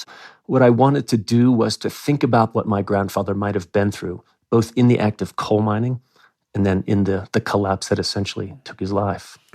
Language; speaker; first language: English; native; English